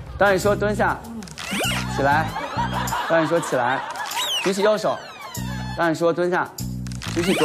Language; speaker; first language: Chinese; native; Chinese